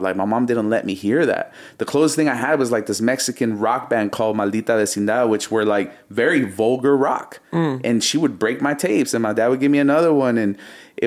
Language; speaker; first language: English; early bilingual, other home language; Spanish